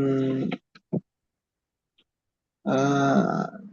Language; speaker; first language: Arabic; non-native, learner; Bangla